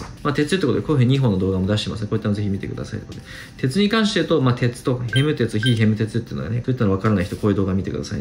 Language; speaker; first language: Japanese; native; Japanese